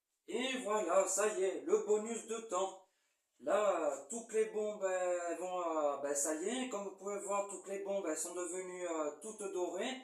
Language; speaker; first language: French; native; French